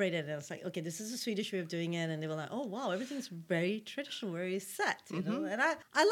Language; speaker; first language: English; non-native, local second language; Tamil